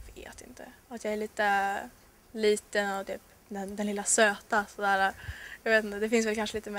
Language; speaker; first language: Swedish; native; Swedish